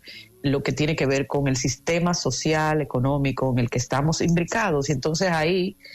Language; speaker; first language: Spanish; native; Spanish